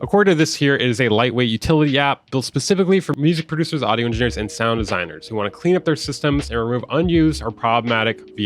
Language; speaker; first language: English; native; English